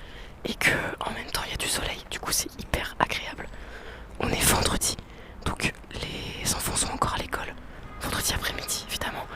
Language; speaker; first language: French; native; French